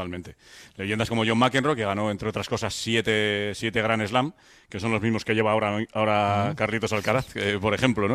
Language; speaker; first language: Spanish; native; Spanish